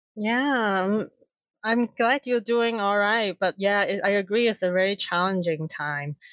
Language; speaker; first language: English; non-native, local second language; Cantonese